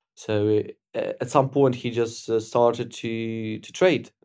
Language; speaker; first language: English; non-native, fluent; Ukrainian